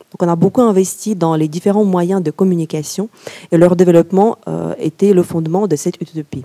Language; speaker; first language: French; non-native, fluent; Ukrainian